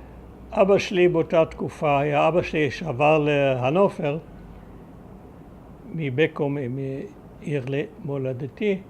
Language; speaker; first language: Hebrew; early bilingual, other home language; German